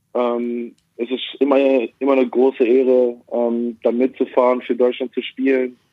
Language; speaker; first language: German; native; German